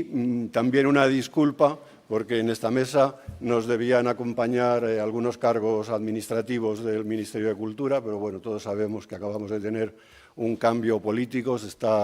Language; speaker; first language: Spanish; native; Spanish